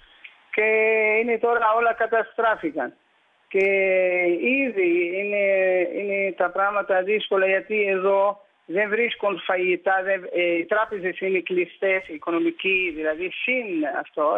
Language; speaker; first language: Greek; early bilingual, heritage; Greek